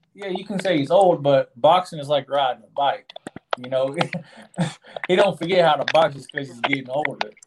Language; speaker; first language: English; native; English